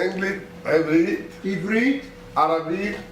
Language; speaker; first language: Hebrew; non-native, local second language; Arabic